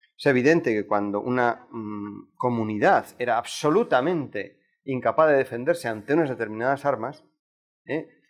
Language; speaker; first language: Spanish; native; Spanish